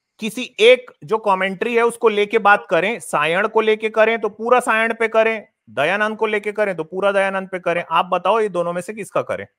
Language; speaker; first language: Hindi; native; Hindi